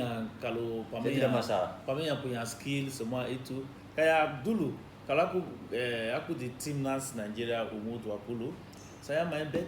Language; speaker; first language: Indonesian; non-native, fluent; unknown